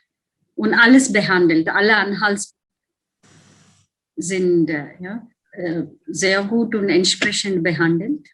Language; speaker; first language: German; non-native, learner; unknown